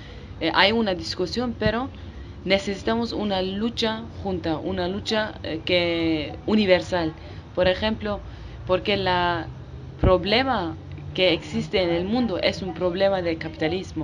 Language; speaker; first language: Spanish; non-native, learner; Kurdish